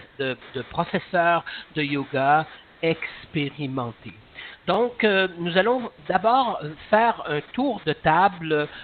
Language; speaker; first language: French; native; French